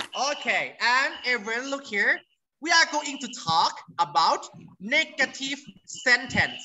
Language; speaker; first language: English; non-native, fluent; Thai